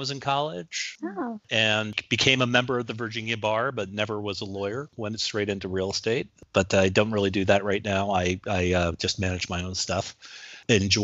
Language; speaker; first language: English; native; English